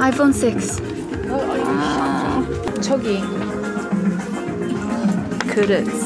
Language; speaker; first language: Korean; early bilingual, heritage; Korean